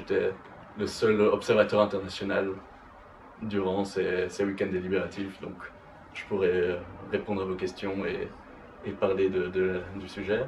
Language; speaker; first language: French; native; French